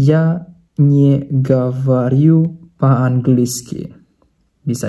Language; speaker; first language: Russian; non-native, fluent; Indonesian